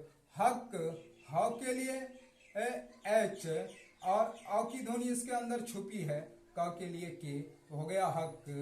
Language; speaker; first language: Hindi; native; Hindi